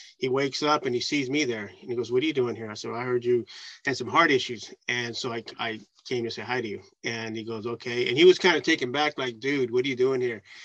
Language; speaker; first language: English; early bilingual, other home language; Spanish